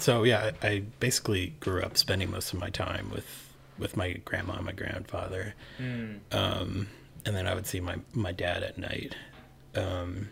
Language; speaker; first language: English; early bilingual, other home language; Cantonese